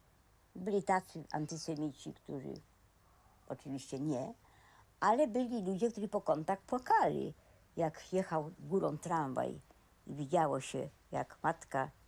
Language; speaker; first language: Polish; native; Polish